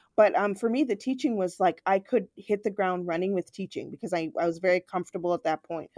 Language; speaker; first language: English; native; English